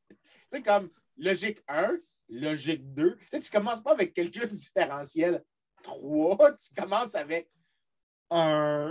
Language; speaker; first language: French; native; French